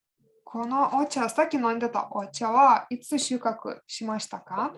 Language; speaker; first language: Japanese; non-native, fluent; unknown